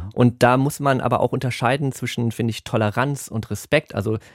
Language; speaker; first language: German; native; German